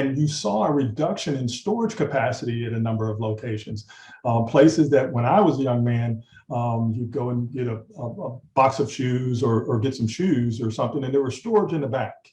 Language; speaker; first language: English; native; English